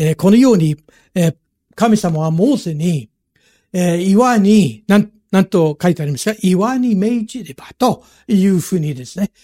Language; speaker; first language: Japanese; non-native, fluent; English